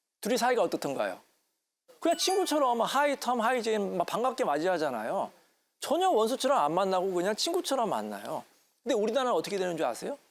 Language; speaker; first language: Korean; native; Korean